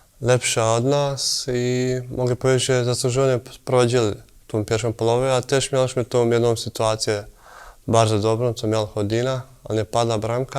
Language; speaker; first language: Polish; non-native, fluent; Bosnian